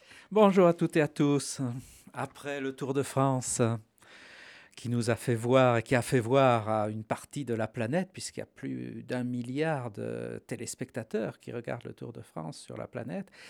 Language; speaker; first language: French; native; French